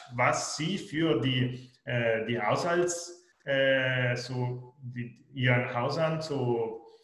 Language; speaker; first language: German; non-native, local second language; Italian